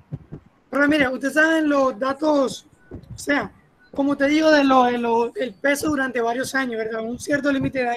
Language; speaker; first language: Spanish; native; Spanish